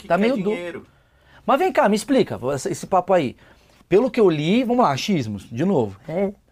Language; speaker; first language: Portuguese; native; Portuguese